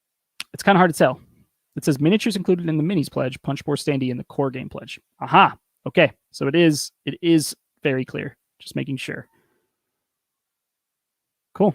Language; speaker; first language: English; native; English